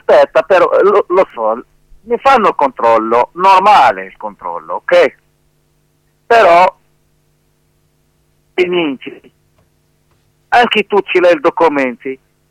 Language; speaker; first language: Italian; non-native, learner; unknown